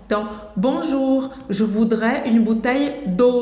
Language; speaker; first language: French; non-native, fluent; Portuguese